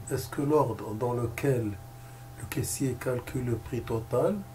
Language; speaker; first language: French; non-native, local second language; Arabic